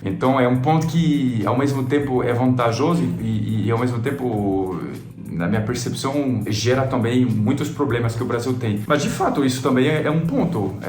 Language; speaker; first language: Portuguese; non-native, fluent; French